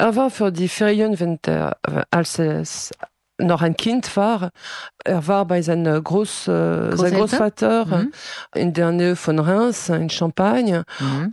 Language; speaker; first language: German; non-native, fluent; French